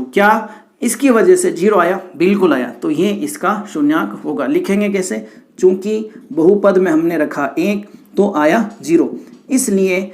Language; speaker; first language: Hindi; native; Hindi